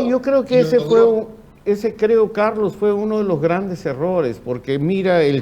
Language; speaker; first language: Spanish; native; Spanish